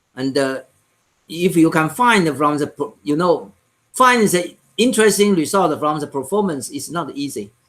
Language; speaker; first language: English; non-native, learner; Chinese